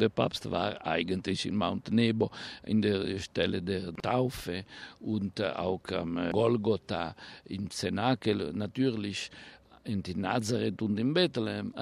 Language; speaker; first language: German; non-native, fluent; Italian